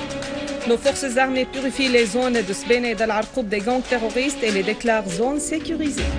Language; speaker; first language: French; non-native, fluent; Arabic